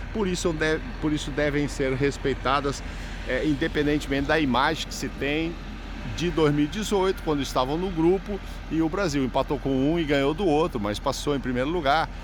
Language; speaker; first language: Portuguese; native; Portuguese